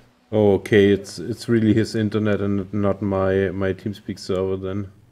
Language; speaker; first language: English; non-native, fluent; German